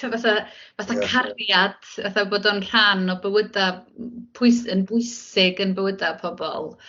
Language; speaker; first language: Welsh; native; Welsh